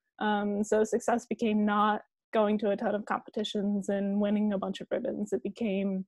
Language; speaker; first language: English; native; English